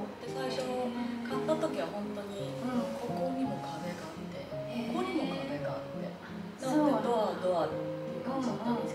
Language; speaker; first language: Japanese; non-native, fluent; Chinese